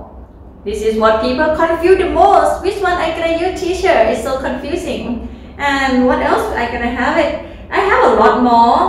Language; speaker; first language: English; non-native, learner; Thai